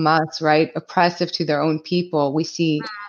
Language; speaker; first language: English; early bilingual, other home language; Hebrew